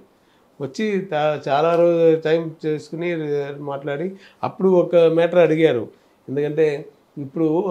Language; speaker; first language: Telugu; non-native, learner; Tamil